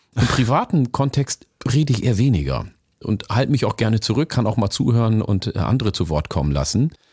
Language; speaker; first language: German; early bilingual, other home language; Oromo